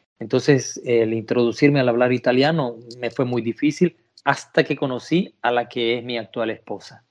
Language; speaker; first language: Spanish; native; Spanish